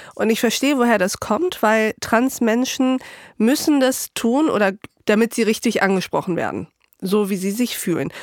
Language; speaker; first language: German; early bilingual, other home language; Turkish